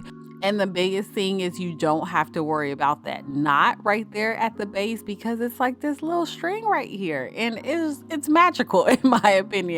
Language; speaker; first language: English; native; English